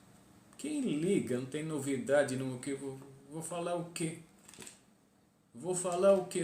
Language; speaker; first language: Portuguese; non-native, fluent; Arabic